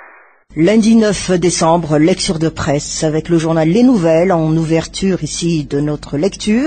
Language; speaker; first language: French; non-native, local second language; Malagasy